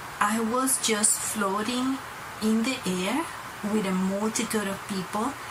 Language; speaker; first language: English; non-native, fluent; Spanish